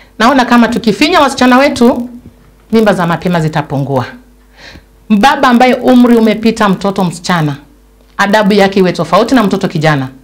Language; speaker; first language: Swahili; non-native, local second language; Luyia